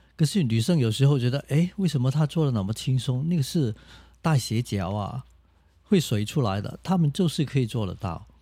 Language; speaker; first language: Chinese; non-native, local second language; Cantonese